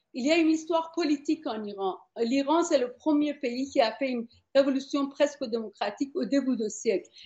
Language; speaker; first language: French; non-native, fluent; Persian